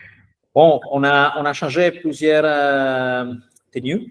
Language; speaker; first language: French; non-native, fluent; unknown